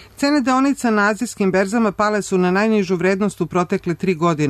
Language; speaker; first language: Serbian; native; Serbian